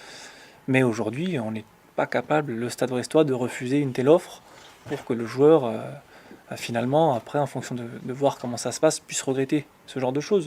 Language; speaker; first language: French; native; French